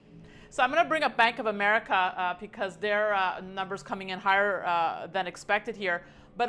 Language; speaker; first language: English; native; English